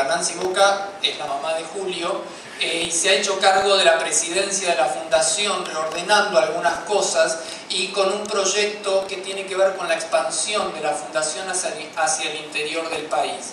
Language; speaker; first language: Spanish; native; Spanish